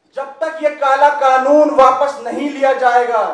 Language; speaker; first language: Hindi; native; Hindi